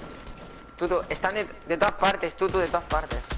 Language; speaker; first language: Spanish; native; Spanish